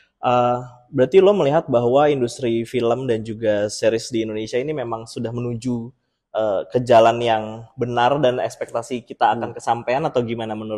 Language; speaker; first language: Indonesian; native; Indonesian